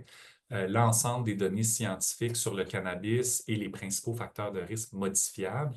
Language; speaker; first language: French; native; French